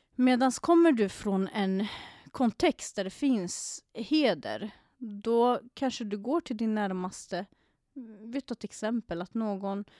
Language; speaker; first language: Swedish; non-native, fluent; Arabic